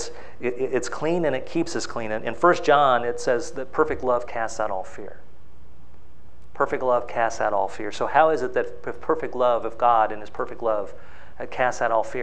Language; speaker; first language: English; native; English